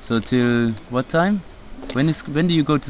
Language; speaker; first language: English; non-native, fluent; German